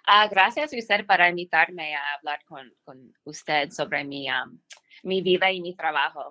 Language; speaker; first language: Spanish; non-native, learner; English